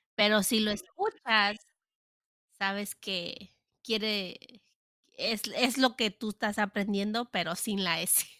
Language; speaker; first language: Spanish; native; Spanish